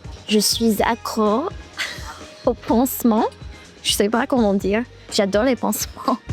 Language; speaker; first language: French; early bilingual, heritage; French